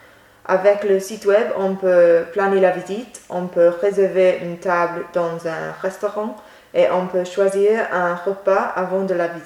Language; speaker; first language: French; non-native, learner; English